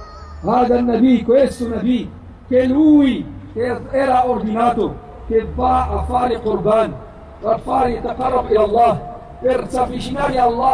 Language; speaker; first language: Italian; non-native, fluent; Arabic